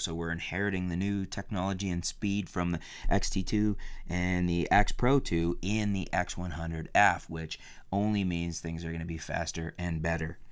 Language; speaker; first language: English; native; English